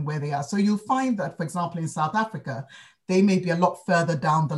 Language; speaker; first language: English; non-native, local second language; Akan